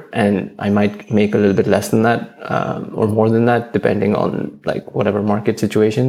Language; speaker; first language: English; non-native, local second language; Hindi